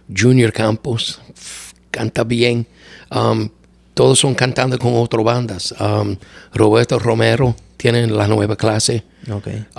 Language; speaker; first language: Spanish; non-native, learner; English